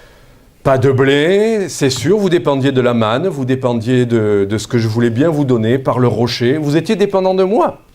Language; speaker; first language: French; native; French